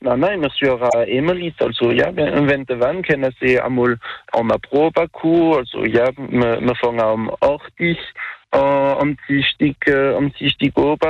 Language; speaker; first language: German; non-native, local second language; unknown